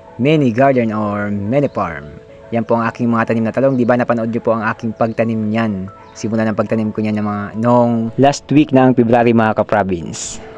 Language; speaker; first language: Filipino; non-native, local second language; Bikol